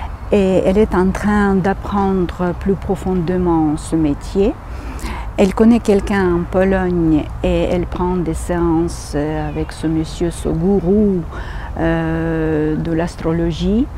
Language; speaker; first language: French; non-native, fluent; Ukrainian